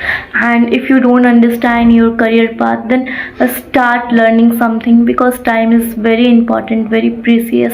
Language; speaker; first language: English; non-native, learner; Odia